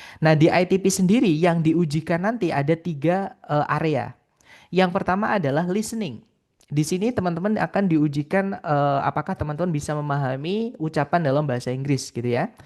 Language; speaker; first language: Indonesian; non-native, local second language; Javanese